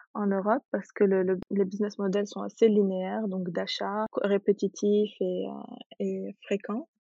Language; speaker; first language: French; non-native, local second language; Arabic